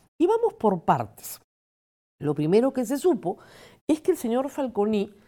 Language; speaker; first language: Spanish; native; Spanish